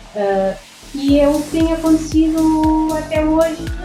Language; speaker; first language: Portuguese; non-native, local second language; Kabuverdianu